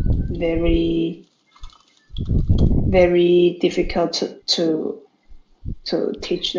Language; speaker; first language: English; non-native, learner; Chinese